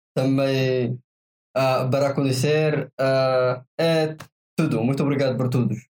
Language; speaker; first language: Portuguese; non-native, learner; Arabic